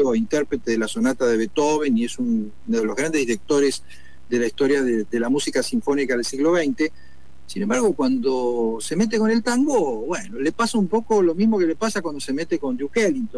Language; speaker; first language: Spanish; native; Spanish